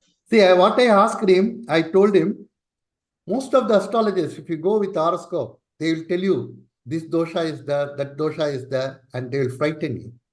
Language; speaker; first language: English; non-native, local second language; Tamil